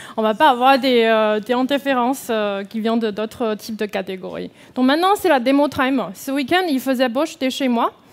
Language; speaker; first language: French; non-native, fluent; Chinese